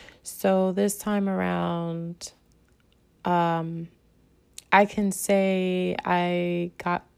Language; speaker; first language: English; early bilingual, other home language; Spanish